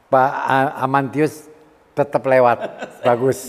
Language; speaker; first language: Indonesian; native; Indonesian